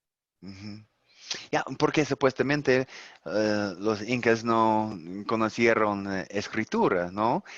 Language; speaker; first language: Spanish; non-native, fluent; English